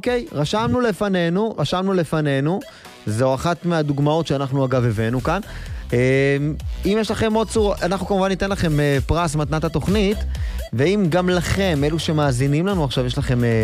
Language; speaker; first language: Hebrew; native; Hebrew